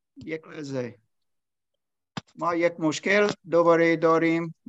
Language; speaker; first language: Persian; non-native, learner; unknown